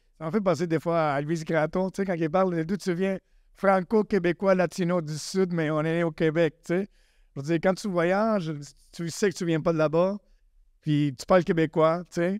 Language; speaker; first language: French; non-native, fluent; Spanish